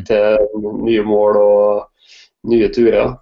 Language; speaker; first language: Norwegian; native; Norwegian